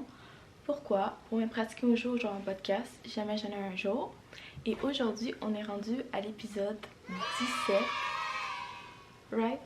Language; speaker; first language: French; native; French